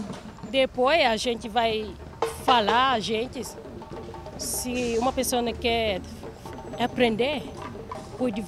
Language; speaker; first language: Portuguese; non-native, local second language; Wolof